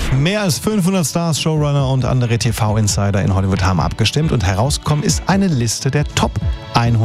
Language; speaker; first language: German; native; German